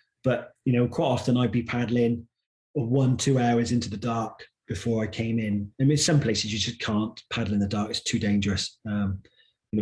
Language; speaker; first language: English; native; English